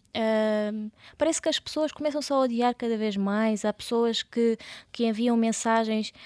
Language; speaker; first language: Portuguese; early bilingual, other home language; Russian